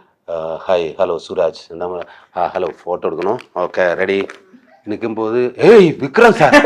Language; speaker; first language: Tamil; non-native, learner; Malayalam